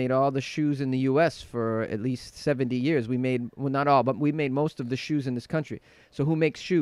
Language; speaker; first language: English; native; English